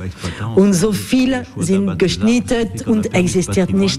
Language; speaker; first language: German; non-native, learner; French